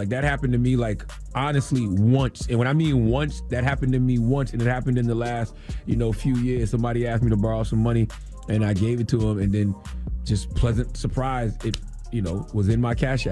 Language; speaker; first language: English; native; English